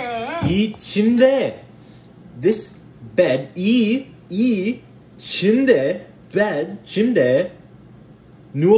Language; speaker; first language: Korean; non-native, learner; English